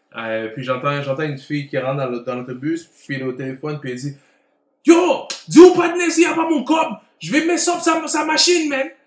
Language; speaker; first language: French; early bilingual, heritage; French